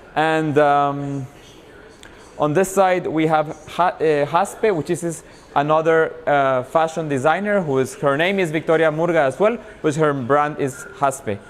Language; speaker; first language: English; non-native, fluent; Spanish